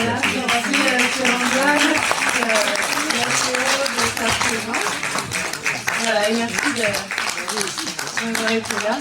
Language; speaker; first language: French; native; French